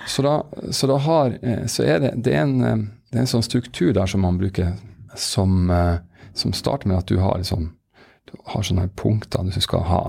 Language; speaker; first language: Norwegian; native; Norwegian